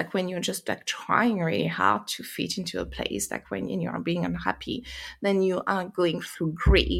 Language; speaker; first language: English; non-native, fluent; French